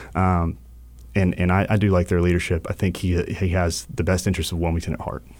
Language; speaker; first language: English; native; English